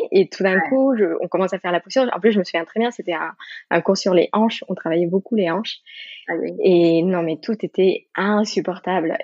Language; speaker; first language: French; non-native, fluent; Spanish